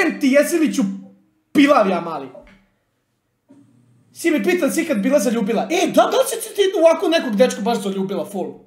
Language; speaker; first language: Bosnian; native; Bosnian